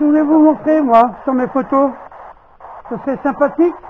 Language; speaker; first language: French; native; French